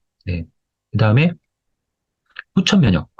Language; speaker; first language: Korean; native; Korean